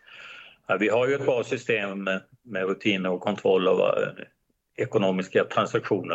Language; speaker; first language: Swedish; native; Swedish